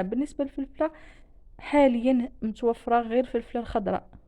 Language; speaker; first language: Arabic; native; Arabic